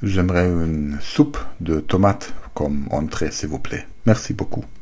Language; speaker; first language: French; non-native, learner; German